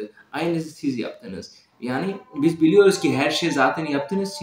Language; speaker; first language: Turkish; non-native, fluent; Urdu